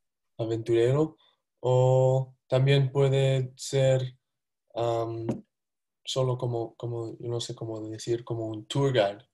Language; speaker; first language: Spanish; non-native, learner; English